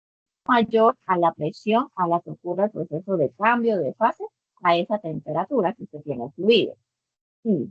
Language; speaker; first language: Spanish; native; Spanish